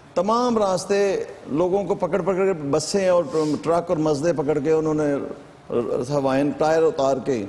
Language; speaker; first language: Urdu; native; Urdu